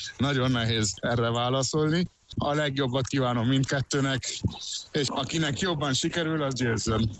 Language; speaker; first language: Hungarian; early bilingual, heritage; Hungarian